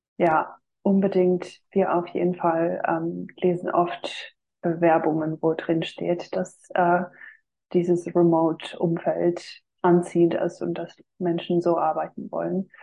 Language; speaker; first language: German; non-native, fluent; Finnish